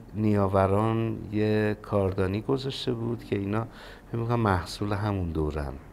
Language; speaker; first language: Persian; non-native, local second language; Azerbaijani